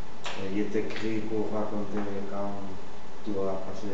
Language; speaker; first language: French; non-native, learner; Spanish